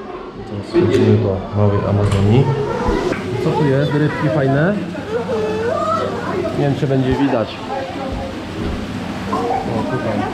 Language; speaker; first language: Polish; native; Polish